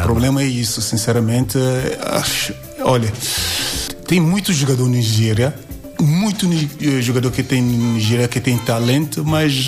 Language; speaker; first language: Portuguese; non-native, learner; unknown